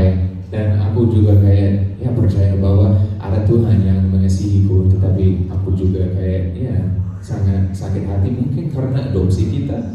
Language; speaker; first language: Indonesian; non-native, fluent; English